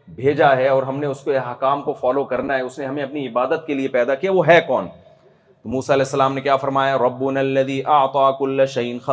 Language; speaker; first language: Urdu; native; Urdu